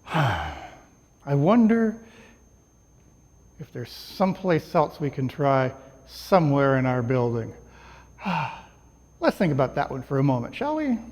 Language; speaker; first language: English; native; English